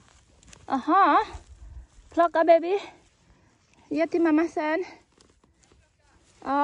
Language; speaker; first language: Norwegian; non-native, learner; Thai